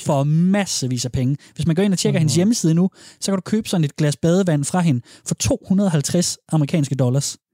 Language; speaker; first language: Danish; native; Danish